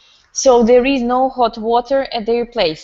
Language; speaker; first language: English; non-native, learner; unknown